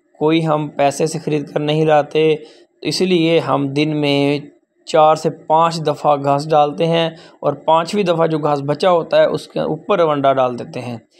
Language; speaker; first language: Urdu; non-native, local second language; Punjabi